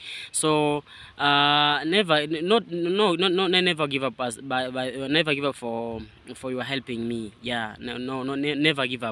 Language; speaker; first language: English; non-native, learner; Swahili